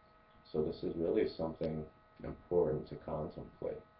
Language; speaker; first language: English; native; English